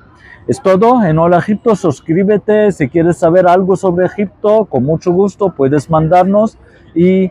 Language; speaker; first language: Spanish; non-native, fluent; Arabic